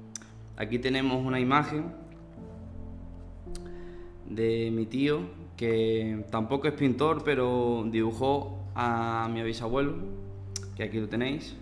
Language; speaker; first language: Spanish; native; Spanish